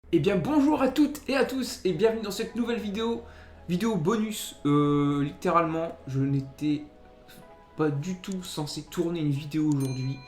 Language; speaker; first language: French; native; French